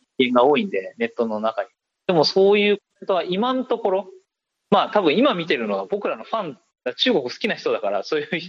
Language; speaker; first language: Japanese; native; Japanese